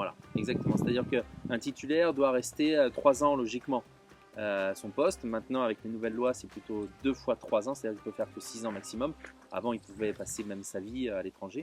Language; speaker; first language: French; native; French